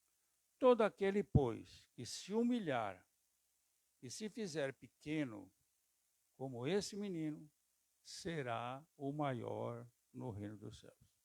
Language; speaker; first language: Portuguese; native; Portuguese